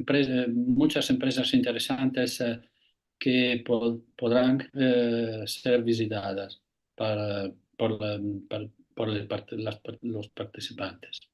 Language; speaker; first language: Spanish; non-native, fluent; Italian